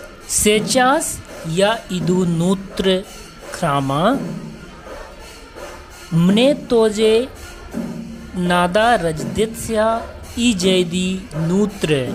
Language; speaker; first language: Russian; non-native, learner; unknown